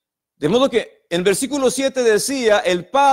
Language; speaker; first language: Spanish; native; Spanish